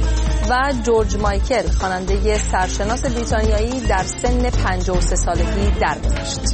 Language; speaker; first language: Persian; native; Persian